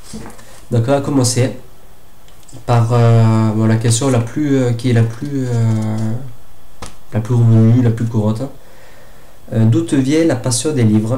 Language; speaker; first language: French; native; French